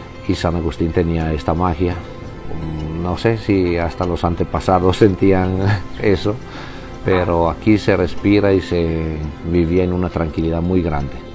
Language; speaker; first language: Spanish; non-native, fluent; Italian